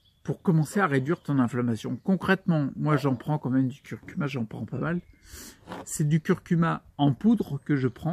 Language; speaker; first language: French; native; French